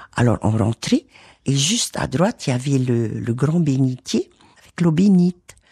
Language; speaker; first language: French; native; French